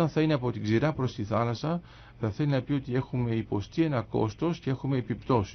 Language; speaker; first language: Greek; native; Greek